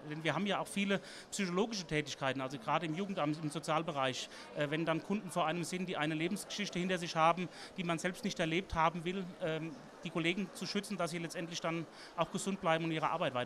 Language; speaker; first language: German; native; German